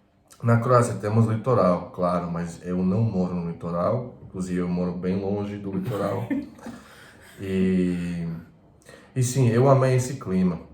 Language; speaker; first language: Portuguese; non-native, fluent; Croatian